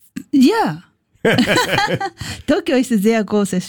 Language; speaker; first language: German; non-native, learner; Japanese